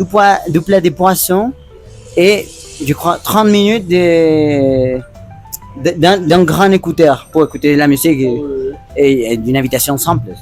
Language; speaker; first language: French; non-native, learner; Spanish